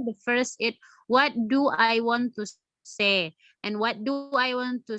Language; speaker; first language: English; non-native, learner; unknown